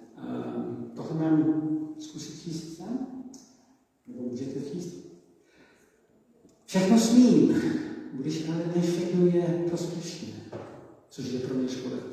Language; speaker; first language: Czech; non-native, learner; English